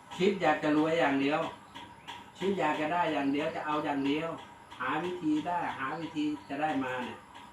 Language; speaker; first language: Thai; native; Thai